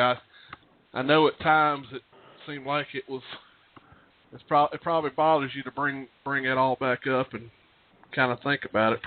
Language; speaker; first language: English; native; English